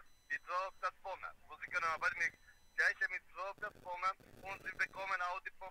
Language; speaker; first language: German; non-native, learner; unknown